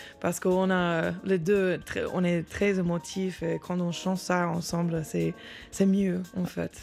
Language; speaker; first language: French; non-native, learner; English